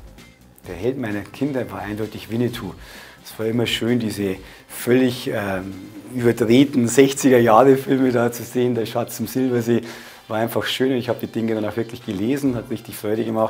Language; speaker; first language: German; native; German